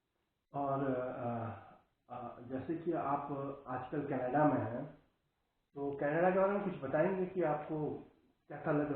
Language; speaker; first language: Hindi; native; Hindi